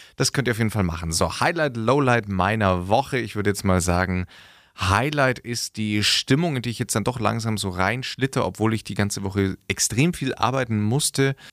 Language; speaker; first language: German; native; German